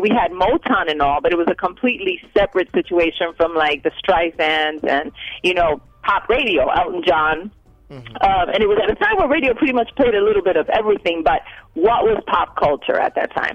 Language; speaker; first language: English; native; English